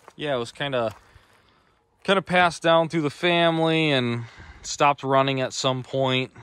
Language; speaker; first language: English; native; English